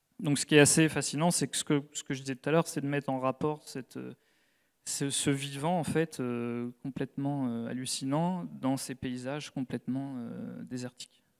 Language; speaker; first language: French; native; French